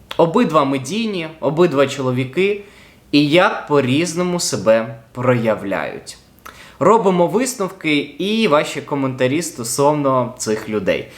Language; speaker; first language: Ukrainian; native; Ukrainian